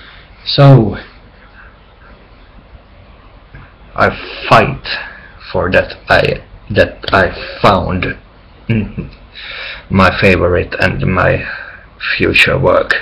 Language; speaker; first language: English; non-native, learner; Finnish